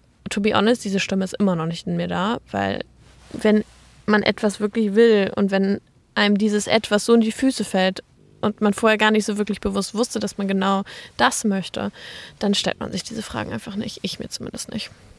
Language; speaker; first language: German; native; German